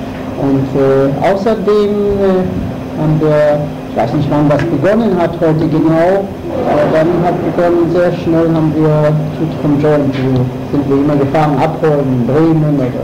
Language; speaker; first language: German; non-native, fluent; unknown